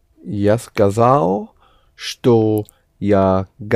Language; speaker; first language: Russian; non-native, learner; English